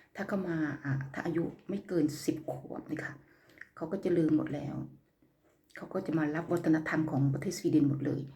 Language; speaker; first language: Thai; native; Thai